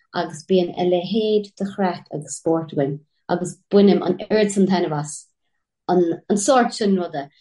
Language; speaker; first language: Irish; native; Irish